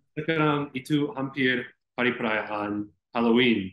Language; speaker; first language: Indonesian; non-native, learner; English